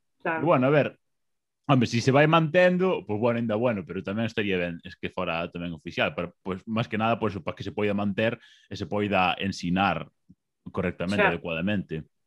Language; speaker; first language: Galician; non-native, local second language; Spanish